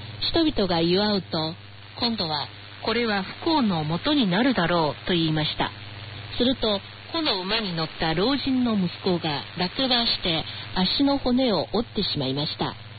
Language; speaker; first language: Japanese; non-native, fluent; Chinese